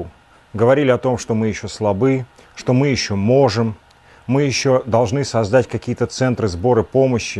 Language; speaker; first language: Russian; native; Russian